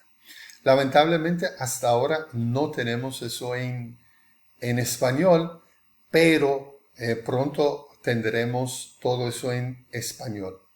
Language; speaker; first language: Spanish; non-native, fluent; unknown